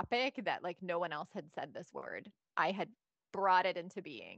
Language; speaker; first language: English; non-native, fluent; Bosnian